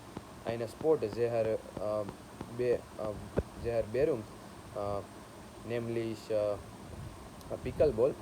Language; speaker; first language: German; non-native, learner; Gujarati